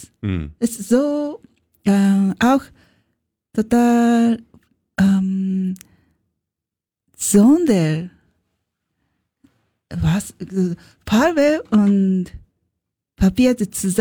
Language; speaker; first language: German; non-native, learner; Japanese